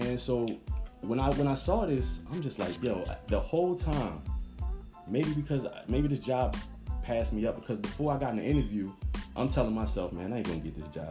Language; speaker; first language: English; native; English